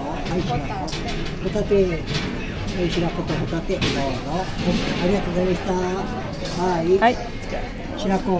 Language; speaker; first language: Japanese; native; Japanese